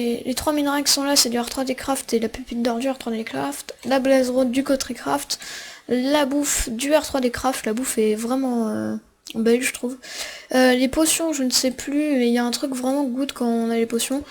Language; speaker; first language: French; native; French